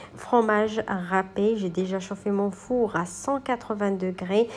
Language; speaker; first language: French; non-native, local second language; Arabic